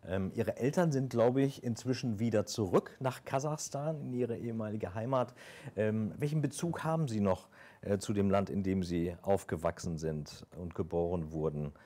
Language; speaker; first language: German; native; German